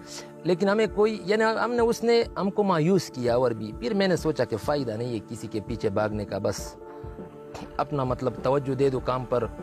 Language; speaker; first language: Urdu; non-native, local second language; Pashto